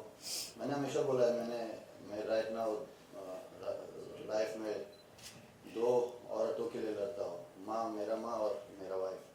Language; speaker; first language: Hindi; non-native, fluent; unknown